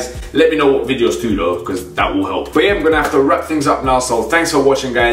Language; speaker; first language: English; native; English